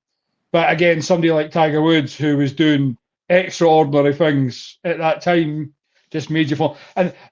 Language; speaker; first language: English; native; English